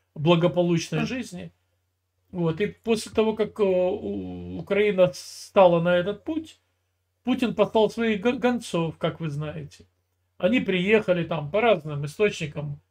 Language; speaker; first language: Russian; native; Russian